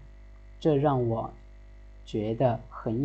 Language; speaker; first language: Chinese; non-native, fluent; Lao